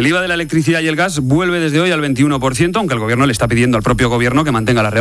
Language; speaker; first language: Spanish; native; Spanish